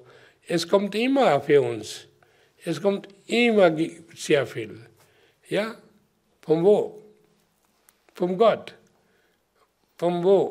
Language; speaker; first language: German; non-native, learner; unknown